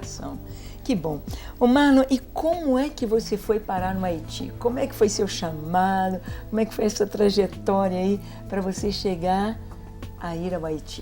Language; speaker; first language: Portuguese; native; Portuguese